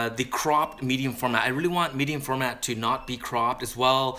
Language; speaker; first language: English; native; English